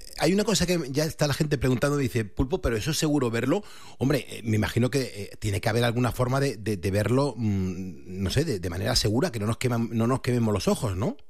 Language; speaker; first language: Spanish; native; Spanish